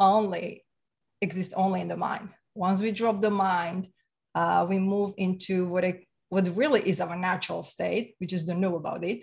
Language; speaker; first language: English; non-native, fluent; Slovak